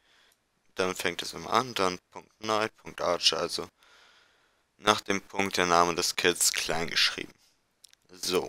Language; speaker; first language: German; native; German